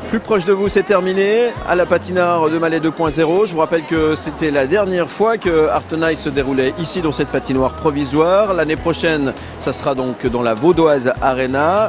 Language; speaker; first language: French; native; French